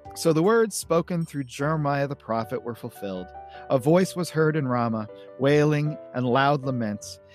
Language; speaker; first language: English; native; English